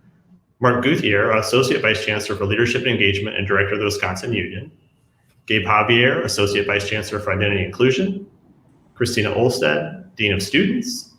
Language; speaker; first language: English; native; English